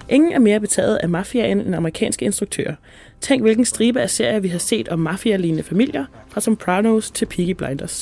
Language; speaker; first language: Danish; native; Danish